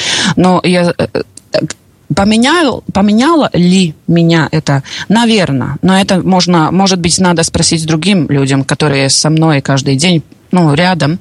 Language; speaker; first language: Russian; non-native, local second language; Latvian